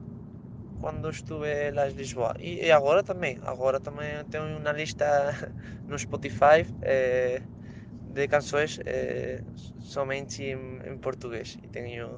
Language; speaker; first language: Portuguese; non-native, fluent; Spanish